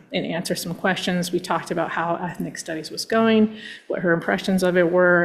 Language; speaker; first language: English; native; English